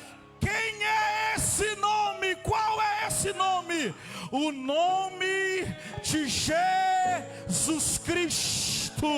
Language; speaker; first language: Portuguese; native; Portuguese